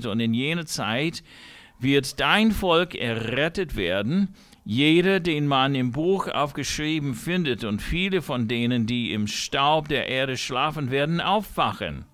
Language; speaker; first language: German; non-native, fluent; English